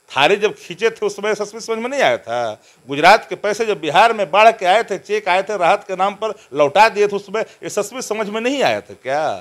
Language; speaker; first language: Hindi; native; Hindi